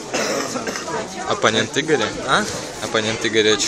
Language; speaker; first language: Russian; native; Russian